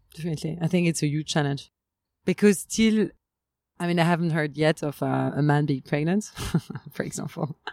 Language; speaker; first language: English; non-native, fluent; French